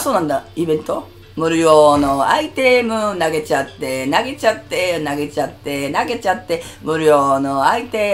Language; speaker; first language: Japanese; native; Japanese